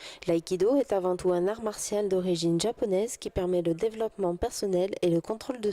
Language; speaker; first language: French; native; French